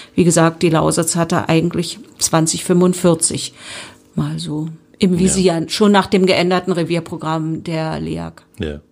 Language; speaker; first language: German; native; German